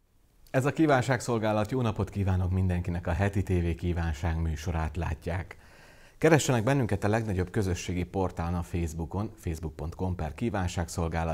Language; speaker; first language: Hungarian; native; Hungarian